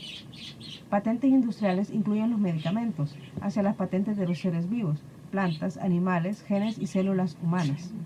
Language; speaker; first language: Spanish; native; Spanish